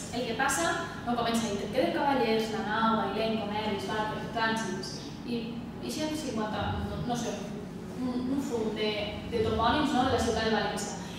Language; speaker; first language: Catalan; native; Catalan